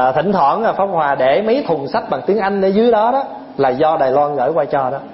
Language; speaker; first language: Vietnamese; early bilingual, other home language; English